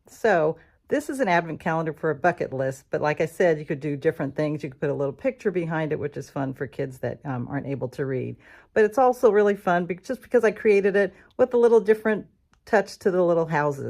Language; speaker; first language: English; native; English